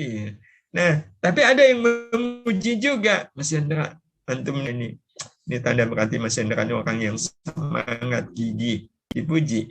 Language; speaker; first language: Indonesian; native; Indonesian